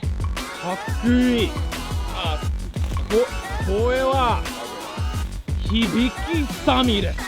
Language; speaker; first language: Japanese; non-native, learner; English